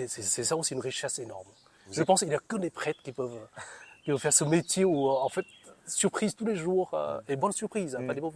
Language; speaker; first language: French; non-native, fluent; Vietnamese